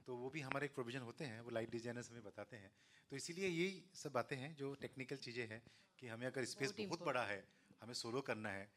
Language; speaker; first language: Hindi; non-native, local second language; Assamese